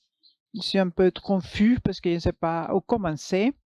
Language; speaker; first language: French; non-native, learner; English